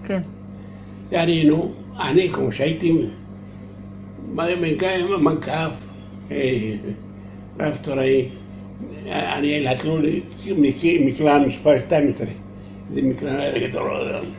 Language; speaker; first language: Hebrew; non-native, learner; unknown